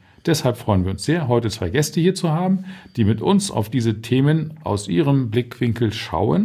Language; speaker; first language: German; native; German